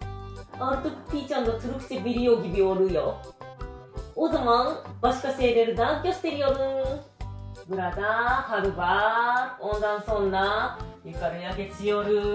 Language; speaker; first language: Turkish; non-native, learner; Japanese